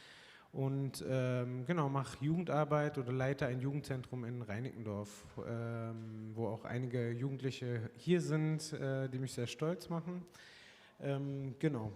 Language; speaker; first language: German; early bilingual, other home language; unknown